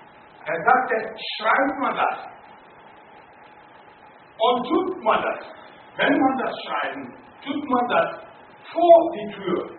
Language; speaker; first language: German; non-native, learner; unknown